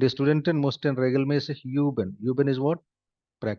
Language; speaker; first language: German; non-native, fluent; Hindi